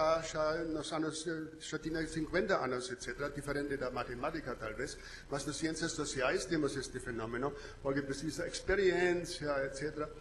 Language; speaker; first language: Portuguese; non-native, fluent; German